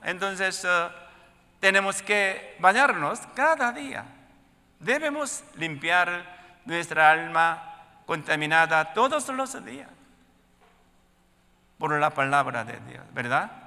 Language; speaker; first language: Spanish; non-native, learner; Korean